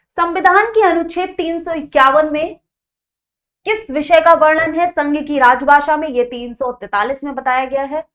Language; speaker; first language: Hindi; native; Hindi